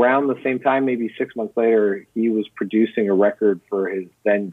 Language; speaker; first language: English; native; English